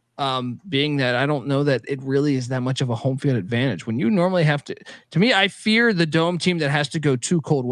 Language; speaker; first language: English; native; English